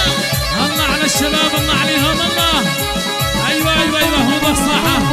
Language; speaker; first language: Arabic; native; Arabic